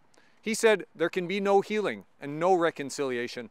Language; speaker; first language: English; native; English